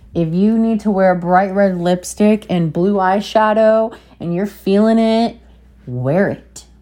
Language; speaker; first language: English; native; English